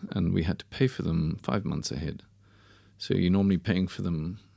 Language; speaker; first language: English; native; English